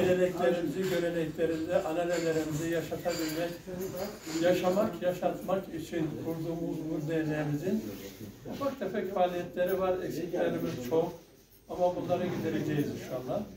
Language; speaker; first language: Turkish; native; Turkish